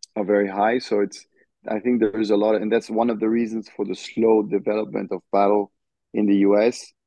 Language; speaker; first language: English; non-native, fluent; French